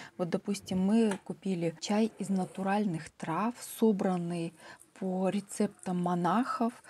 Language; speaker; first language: Russian; native; Russian